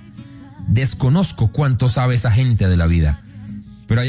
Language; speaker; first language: Spanish; native; Spanish